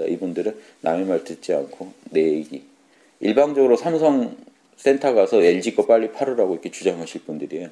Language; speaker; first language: Korean; native; Korean